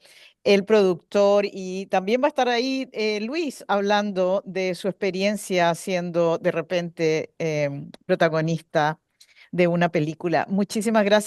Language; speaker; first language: Spanish; native; Spanish